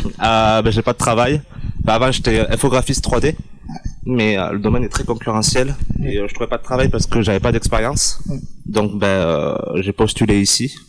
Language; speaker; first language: French; native; French